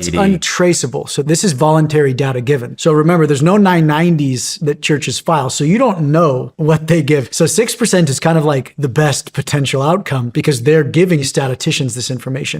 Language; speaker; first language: English; native; English